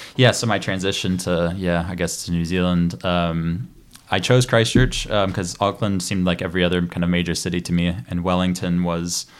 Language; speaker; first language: English; native; English